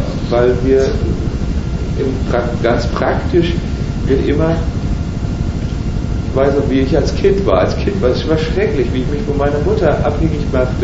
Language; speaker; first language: German; native; German